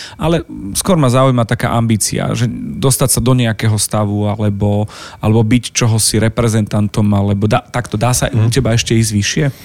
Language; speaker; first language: Slovak; native; Slovak